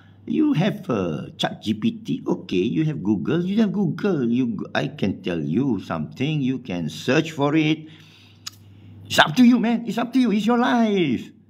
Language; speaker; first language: English; non-native, local second language; Min Nan Chinese